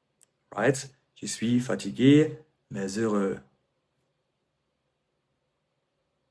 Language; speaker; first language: French; non-native, fluent; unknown